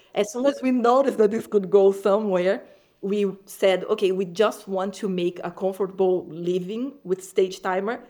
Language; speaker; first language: English; non-native, fluent; Portuguese